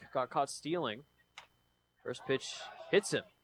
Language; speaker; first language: English; native; English